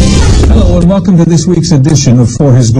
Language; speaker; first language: English; native; English